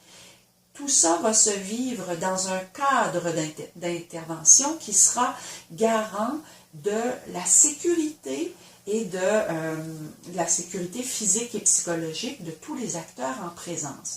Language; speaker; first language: French; native; French